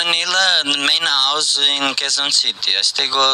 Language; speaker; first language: English; non-native, learner; Portuguese